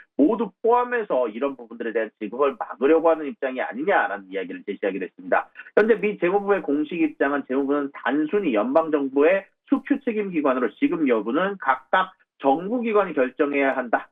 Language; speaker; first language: Korean; native; Korean